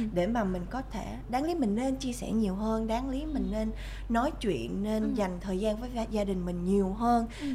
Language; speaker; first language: Vietnamese; early bilingual, heritage; Vietnamese